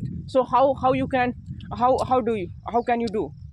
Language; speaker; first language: English; non-native, learner; Hindi